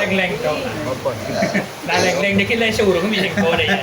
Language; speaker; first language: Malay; non-native, local second language; Javanese